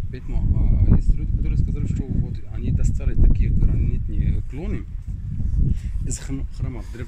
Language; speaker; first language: Russian; non-native, learner; Arabic